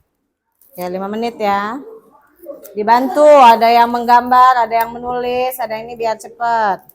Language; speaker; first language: Indonesian; native; Indonesian